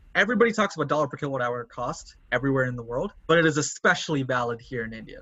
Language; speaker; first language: English; non-native, local second language; Tamil